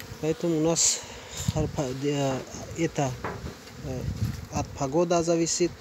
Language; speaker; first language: Russian; non-native, learner; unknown